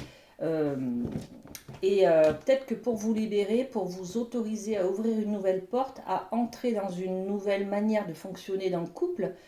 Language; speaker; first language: French; native; French